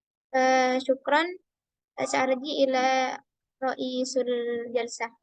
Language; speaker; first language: Arabic; non-native, learner; Indonesian